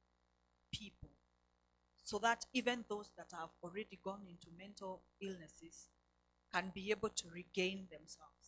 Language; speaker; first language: English; non-native, local second language; Swahili